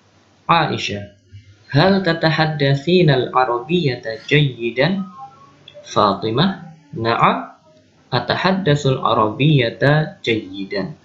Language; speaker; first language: Arabic; non-native, local second language; Indonesian